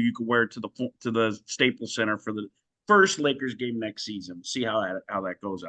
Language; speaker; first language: English; native; English